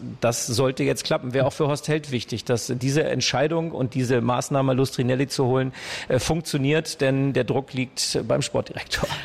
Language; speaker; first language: German; native; German